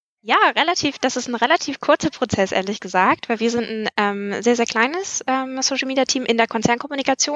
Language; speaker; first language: German; native; German